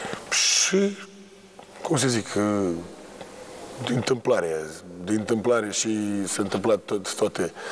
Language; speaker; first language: Romanian; non-native, fluent; Serbian